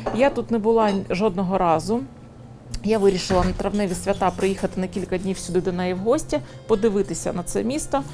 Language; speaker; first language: Ukrainian; native; Ukrainian